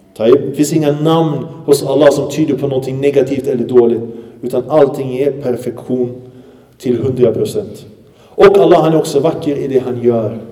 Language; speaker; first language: Swedish; early bilingual, other home language; Arabic